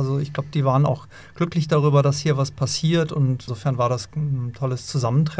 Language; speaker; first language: German; native; German